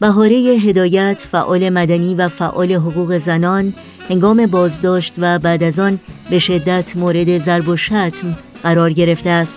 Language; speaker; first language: Persian; native; Persian